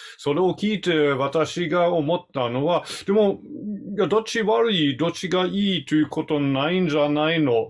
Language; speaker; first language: Japanese; non-native, fluent; German